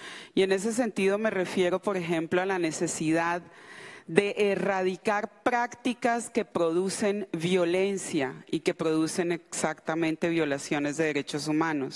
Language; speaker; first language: Spanish; non-native, local second language; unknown